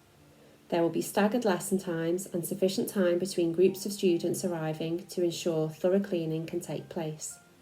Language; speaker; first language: English; native; English